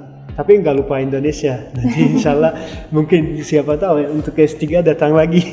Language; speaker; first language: Indonesian; non-native, fluent; Turkmen